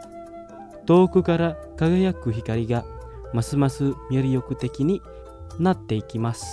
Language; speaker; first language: Japanese; non-native, fluent; Indonesian